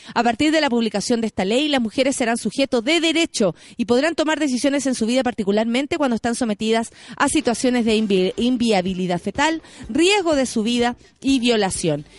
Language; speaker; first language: Spanish; native; Spanish